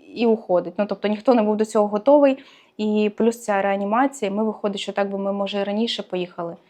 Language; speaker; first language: Ukrainian; native; Ukrainian